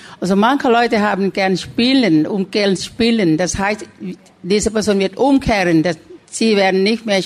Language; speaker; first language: German; non-native, learner; Thai